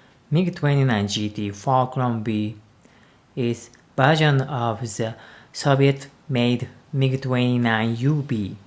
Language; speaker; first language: English; non-native, learner; Japanese